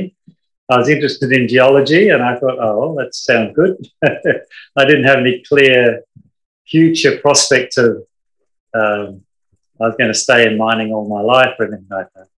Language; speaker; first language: English; native; English